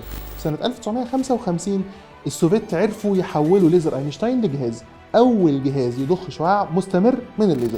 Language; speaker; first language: Arabic; native; Arabic